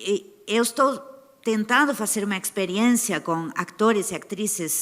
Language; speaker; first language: Portuguese; non-native, fluent; Spanish